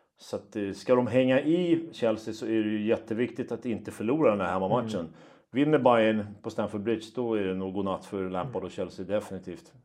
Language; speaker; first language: Swedish; native; Swedish